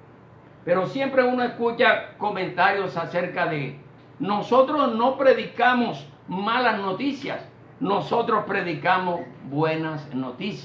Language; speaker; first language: Spanish; native; Spanish